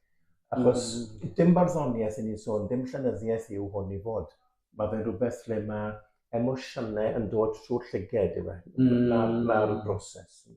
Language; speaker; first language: Welsh; native; Welsh